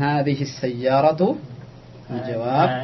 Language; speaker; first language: Arabic; non-native, fluent; Indonesian